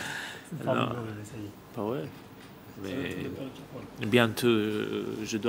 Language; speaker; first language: French; non-native, learner; Serbian